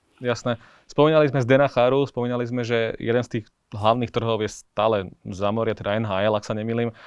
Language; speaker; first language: Slovak; native; Slovak